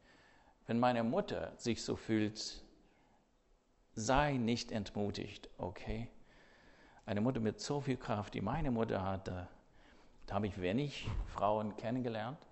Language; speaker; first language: German; non-native, fluent; English